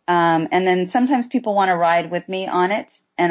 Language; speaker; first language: English; native; English